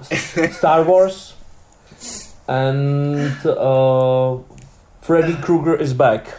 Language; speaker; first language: English; non-native, learner; Czech